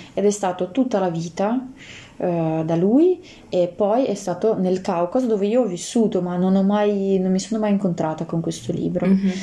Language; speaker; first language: Italian; non-native, fluent; Russian